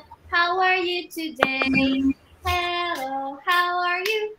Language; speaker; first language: English; non-native, fluent; Chinese